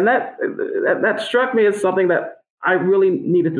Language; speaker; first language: English; native; English